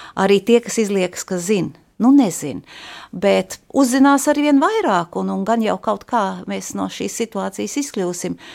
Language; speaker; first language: Latvian; native; Latvian